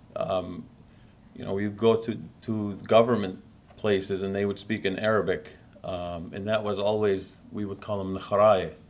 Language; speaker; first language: English; non-native, fluent; Assyrian Neo-Aramaic